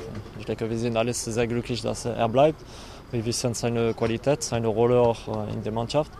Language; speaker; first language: German; non-native, learner; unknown